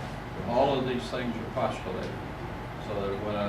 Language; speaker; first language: English; native; English